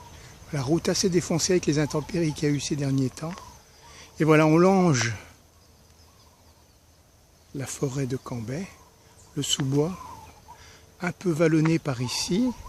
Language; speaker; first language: French; native; French